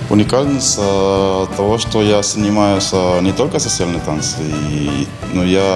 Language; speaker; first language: Russian; non-native, fluent; Spanish